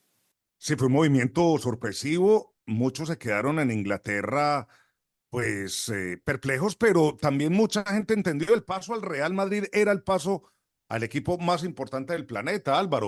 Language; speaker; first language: Spanish; native; Spanish